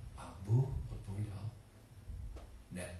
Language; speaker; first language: Czech; non-native, learner; English